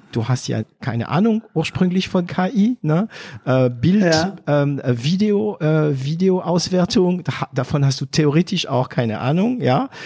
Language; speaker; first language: German; non-native, fluent; French